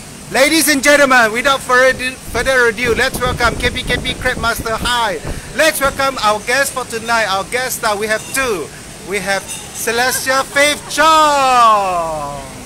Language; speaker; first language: English; non-native, local second language; Chinese